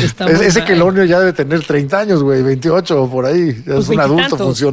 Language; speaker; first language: Spanish; native; Spanish